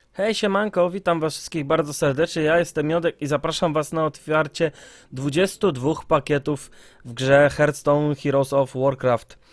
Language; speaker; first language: Polish; native; Polish